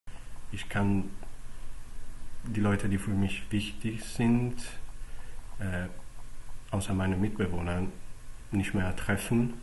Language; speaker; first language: German; non-native, fluent; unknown